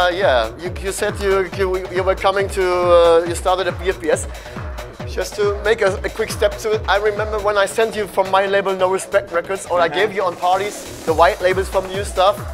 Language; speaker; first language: English; non-native, fluent; German